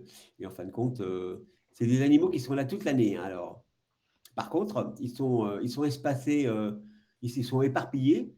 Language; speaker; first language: French; native; French